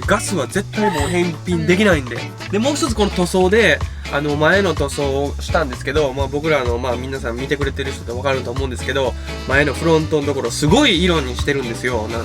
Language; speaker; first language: Japanese; native; Japanese